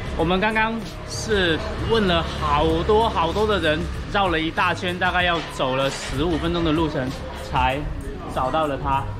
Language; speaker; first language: Chinese; non-native, local second language; Min Nan Chinese